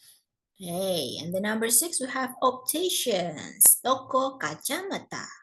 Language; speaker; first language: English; non-native, fluent; Indonesian